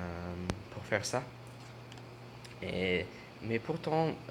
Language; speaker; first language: French; non-native, learner; English